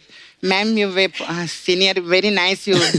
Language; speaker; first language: Hindi; native; Hindi